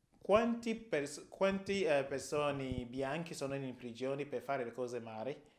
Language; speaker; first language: Italian; non-native, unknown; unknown